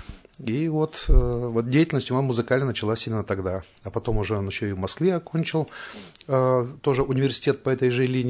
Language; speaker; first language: Russian; native; Russian